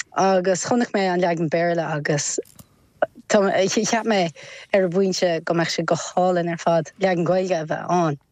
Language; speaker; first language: Irish; non-native, local second language; English